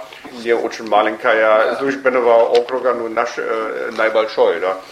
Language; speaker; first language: Russian; non-native, fluent; German